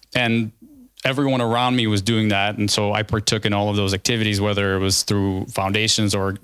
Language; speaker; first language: English; early bilingual, other home language; Ukrainian